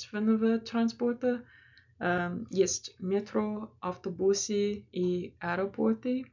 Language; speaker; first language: Russian; non-native, learner; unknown